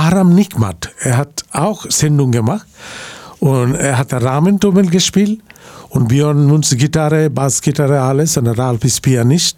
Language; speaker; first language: German; non-native, fluent; Bangla